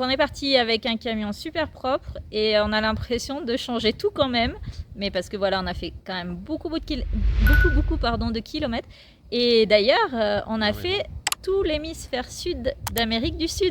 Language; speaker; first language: French; native; French